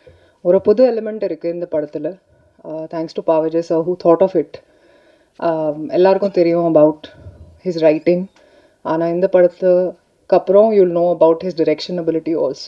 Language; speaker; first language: Tamil; non-native, fluent; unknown